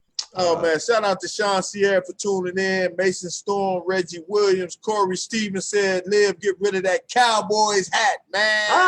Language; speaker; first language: English; native; English